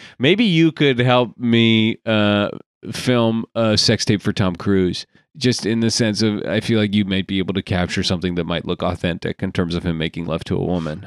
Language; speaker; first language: English; native; English